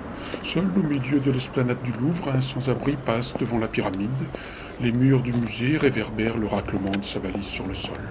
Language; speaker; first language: French; native; French